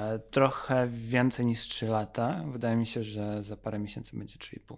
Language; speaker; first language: Polish; non-native, fluent; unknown